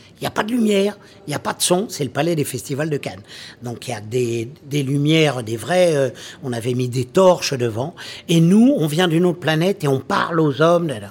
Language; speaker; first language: French; native; French